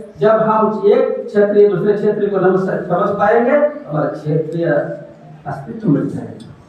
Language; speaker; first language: Hindi; non-native, local second language; Marathi